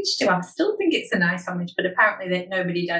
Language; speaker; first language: English; native; English